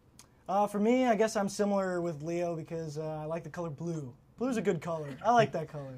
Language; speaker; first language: English; native; English